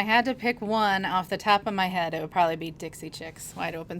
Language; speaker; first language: English; native; English